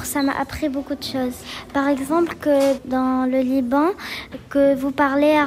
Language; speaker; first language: French; non-native, learner; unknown